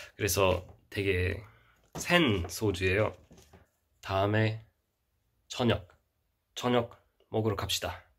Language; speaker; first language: Korean; non-native, fluent; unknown